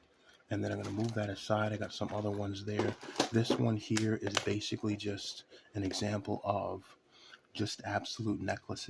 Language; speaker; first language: English; native; English